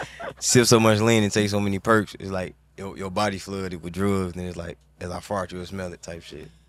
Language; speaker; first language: English; native; English